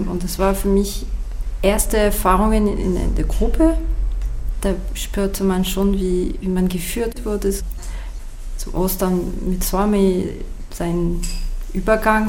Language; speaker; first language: German; non-native, fluent; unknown